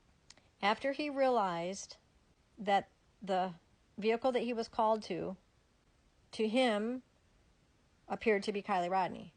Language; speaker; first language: English; native; English